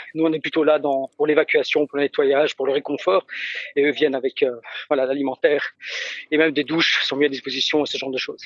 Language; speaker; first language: French; native; French